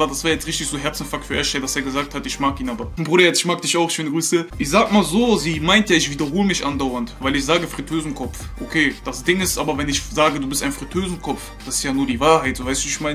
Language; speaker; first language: German; native; German